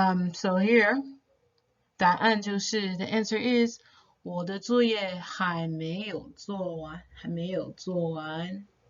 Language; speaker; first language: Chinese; non-native, fluent; English